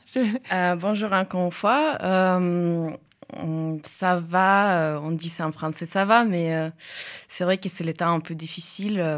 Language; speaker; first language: French; non-native, fluent; Russian